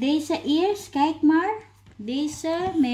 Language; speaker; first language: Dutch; non-native, learner; Filipino